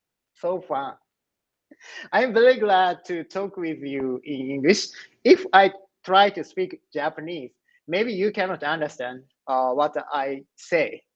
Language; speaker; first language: English; non-native, learner; Japanese